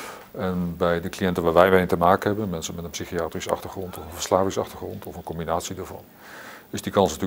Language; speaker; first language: Dutch; native; Dutch